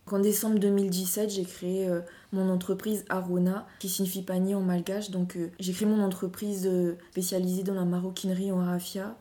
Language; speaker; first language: French; non-native, local second language; Malagasy